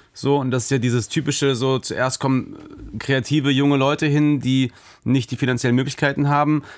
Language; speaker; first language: German; native; German